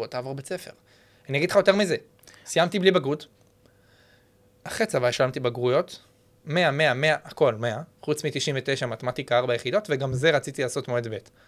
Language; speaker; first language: Hebrew; native; Hebrew